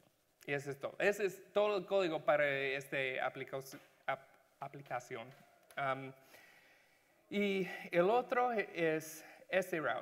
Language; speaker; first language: Spanish; non-native, learner; English